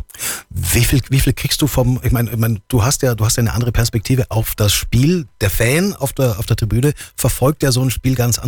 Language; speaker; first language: German; native; German